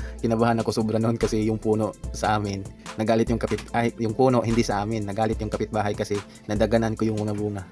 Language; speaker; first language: Filipino; non-native, local second language; Cebuano